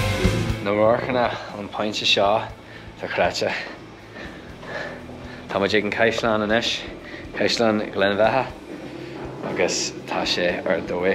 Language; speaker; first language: Irish; non-native, local second language; English